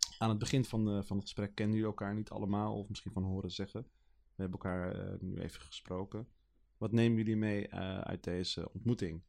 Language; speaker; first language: Dutch; early bilingual, other home language; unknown